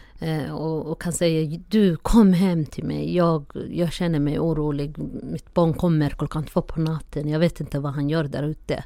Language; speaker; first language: Swedish; non-native, fluent; Somali